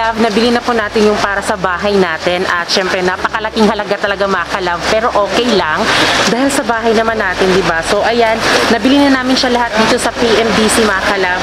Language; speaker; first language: Filipino; non-native, local second language; Cebuano